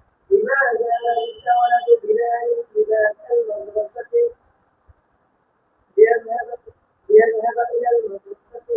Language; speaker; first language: Arabic; non-native, learner; Bangla